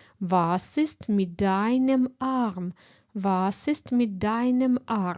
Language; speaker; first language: German; non-native, fluent; Ukrainian